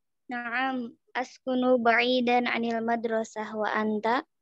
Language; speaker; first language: Arabic; non-native, learner; Indonesian